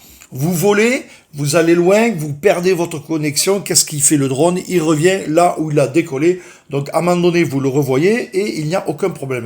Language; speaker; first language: French; native; French